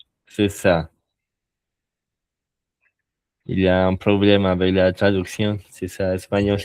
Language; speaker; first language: French; non-native, learner; Spanish